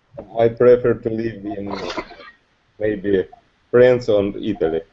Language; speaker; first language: English; non-native, learner; Russian